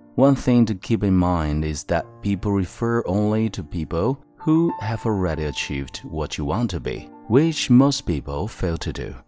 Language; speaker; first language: English; non-native, fluent; Chinese